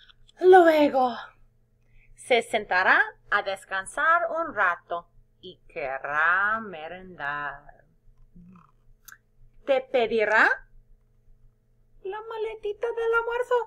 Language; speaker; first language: Spanish; non-native, fluent; English